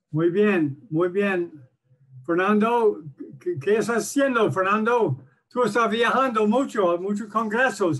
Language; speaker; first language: Spanish; non-native, learner; English